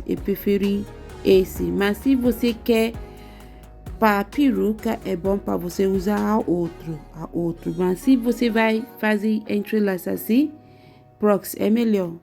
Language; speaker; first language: Portuguese; non-native, learner; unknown